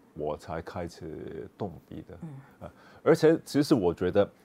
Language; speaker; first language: Chinese; non-native, local second language; Cantonese